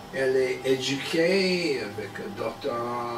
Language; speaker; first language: French; non-native, learner; English